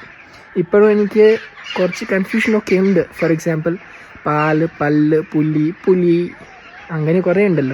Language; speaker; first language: Malayalam; non-native, local second language; Kashmiri